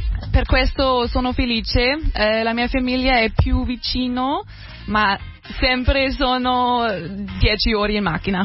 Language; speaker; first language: Italian; non-native, learner; German